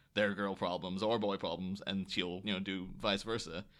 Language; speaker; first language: English; native; English